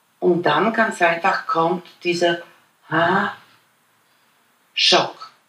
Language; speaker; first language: German; non-native, fluent; Polish